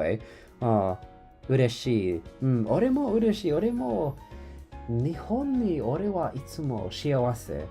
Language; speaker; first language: Japanese; non-native, learner; English